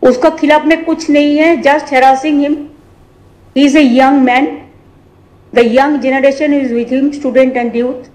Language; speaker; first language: Hindi; non-native, local second language; Bangla